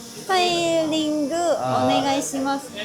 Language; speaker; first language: Japanese; non-native, learner; Korean